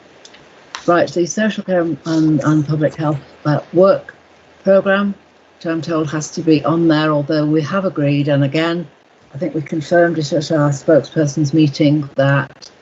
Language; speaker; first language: English; native; English